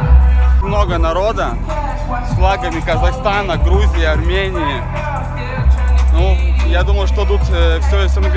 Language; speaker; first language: Russian; native; Russian